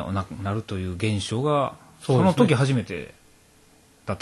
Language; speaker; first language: Japanese; native; Japanese